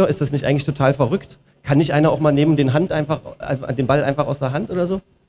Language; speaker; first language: German; native; German